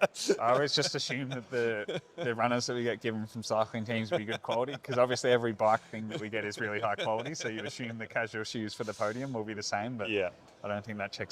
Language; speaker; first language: English; native; English